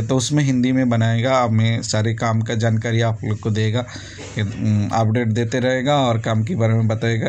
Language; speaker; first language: Hindi; non-native, local second language; Bangla